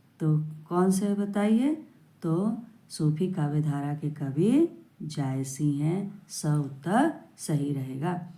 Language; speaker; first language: Hindi; native; Hindi